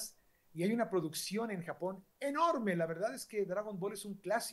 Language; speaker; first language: Spanish; native; Spanish